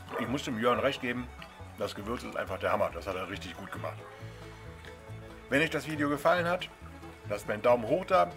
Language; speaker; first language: German; native; German